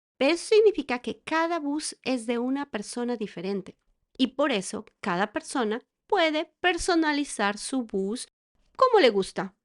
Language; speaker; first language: Spanish; native; Spanish